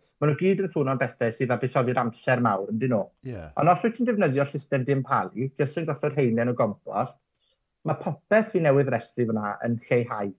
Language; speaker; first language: Welsh; native; Welsh